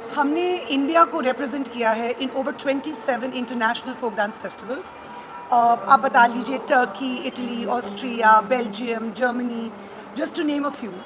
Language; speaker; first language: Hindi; native; Hindi